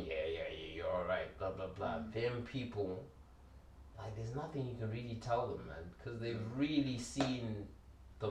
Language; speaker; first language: English; early bilingual, other home language; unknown